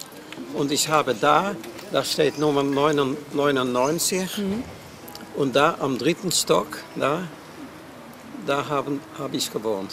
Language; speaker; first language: German; non-native, fluent; Dutch